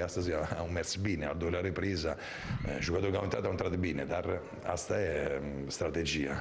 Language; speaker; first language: Romanian; non-native, fluent; Italian